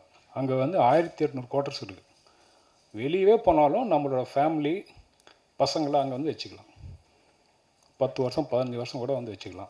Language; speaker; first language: Tamil; native; Tamil